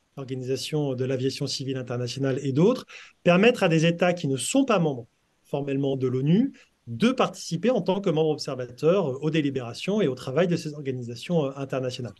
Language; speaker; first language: French; native; French